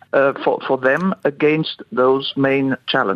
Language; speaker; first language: English; non-native, fluent; French